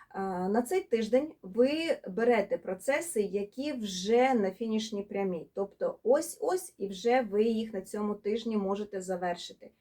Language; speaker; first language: Ukrainian; non-native, local second language; Russian